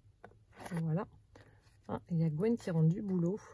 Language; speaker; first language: French; native; French